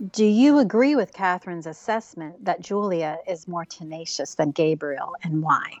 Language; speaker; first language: English; native; English